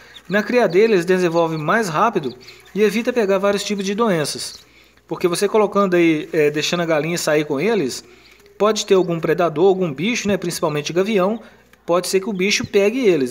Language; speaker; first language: Portuguese; native; Portuguese